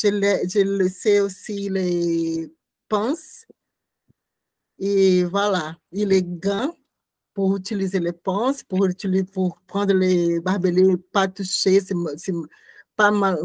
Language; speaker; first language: French; non-native, learner; Portuguese